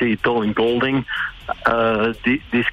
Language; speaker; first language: Dutch; native; Dutch